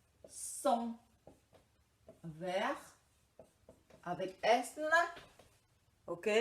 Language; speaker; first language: French; non-native, fluent; Khmer